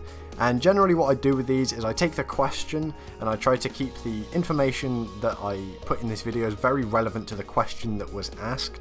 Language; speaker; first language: English; native; English